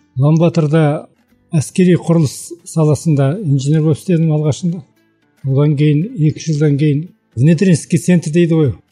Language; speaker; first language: Kazakh; early bilingual, heritage; Kazakh